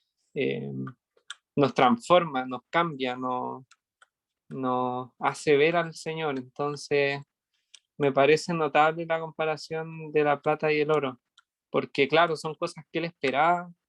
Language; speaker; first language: Spanish; native; Spanish